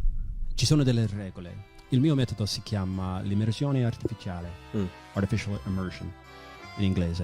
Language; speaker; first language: Italian; non-native, fluent; English